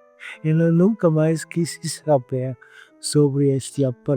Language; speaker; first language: Portuguese; non-native, fluent; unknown